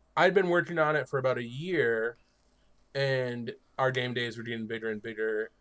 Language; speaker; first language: English; native; English